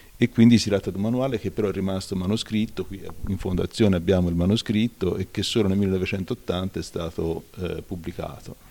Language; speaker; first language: Italian; native; Italian